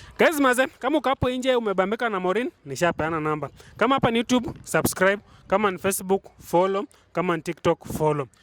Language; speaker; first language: Swahili; non-native, local second language; Luyia